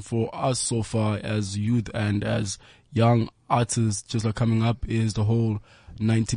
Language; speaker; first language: English; non-native, local second language; Zulu